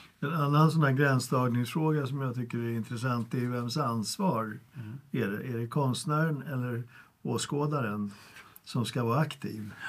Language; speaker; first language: Swedish; native; Swedish